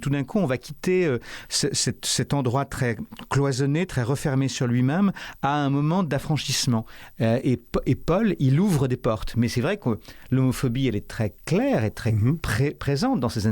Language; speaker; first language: French; native; French